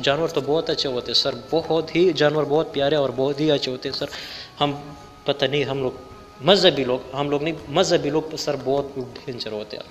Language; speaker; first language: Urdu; non-native, local second language; Pashto